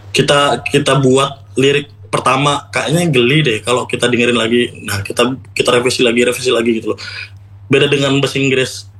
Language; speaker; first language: Indonesian; non-native, local second language; Madurese